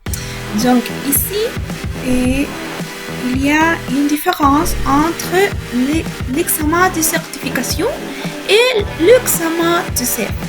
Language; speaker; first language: French; non-native, learner; Spanish